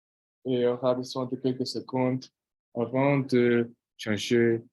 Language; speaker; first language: French; non-native, fluent; Portuguese